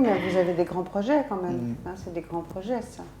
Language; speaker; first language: French; native; French